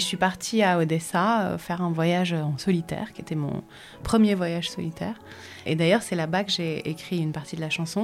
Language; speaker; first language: French; native; French